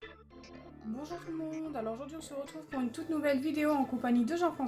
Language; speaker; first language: French; native; French